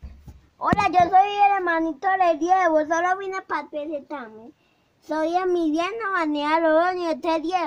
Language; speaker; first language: Spanish; native; Spanish